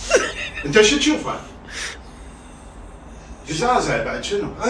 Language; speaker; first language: Arabic; native; Arabic